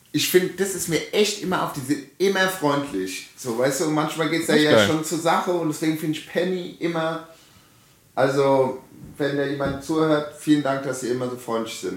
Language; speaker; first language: German; native; German